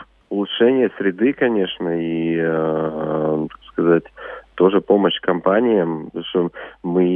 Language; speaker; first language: Russian; native; Russian